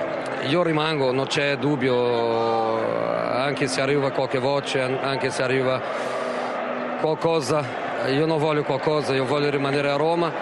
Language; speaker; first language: Italian; non-native, fluent; Portuguese